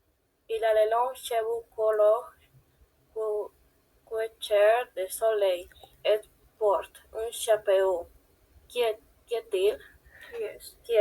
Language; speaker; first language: French; non-native, learner; Spanish